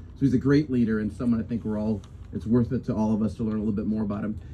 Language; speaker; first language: English; native; English